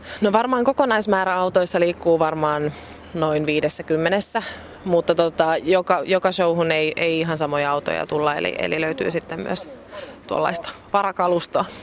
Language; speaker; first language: Finnish; native; Finnish